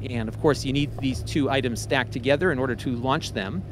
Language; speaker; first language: English; native; English